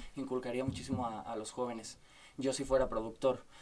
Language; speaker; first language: Spanish; native; Spanish